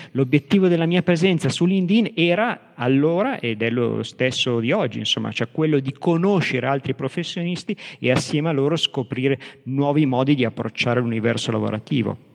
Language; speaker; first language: Italian; native; Italian